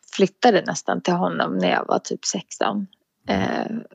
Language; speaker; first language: Swedish; native; Swedish